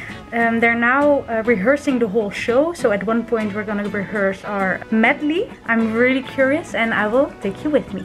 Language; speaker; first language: English; non-native, fluent; Dutch